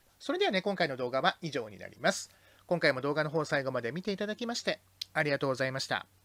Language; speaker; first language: Japanese; native; Japanese